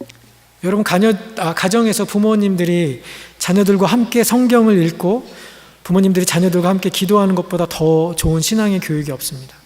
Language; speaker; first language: Korean; native; Korean